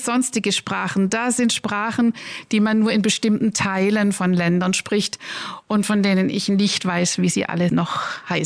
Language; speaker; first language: German; native; German